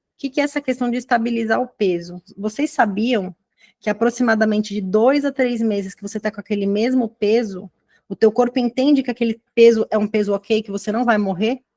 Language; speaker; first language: Portuguese; native; Portuguese